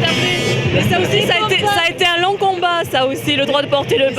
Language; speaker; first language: French; native; French